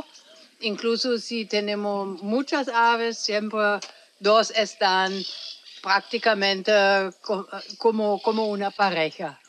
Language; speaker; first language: Spanish; non-native, fluent; German